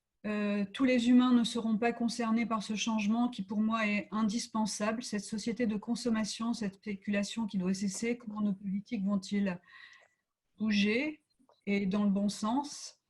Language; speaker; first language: French; native; French